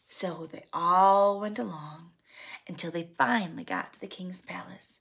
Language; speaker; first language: English; native; English